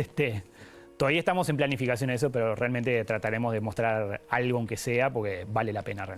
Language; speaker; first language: Spanish; native; Spanish